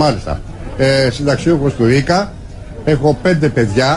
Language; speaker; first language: Greek; native; Greek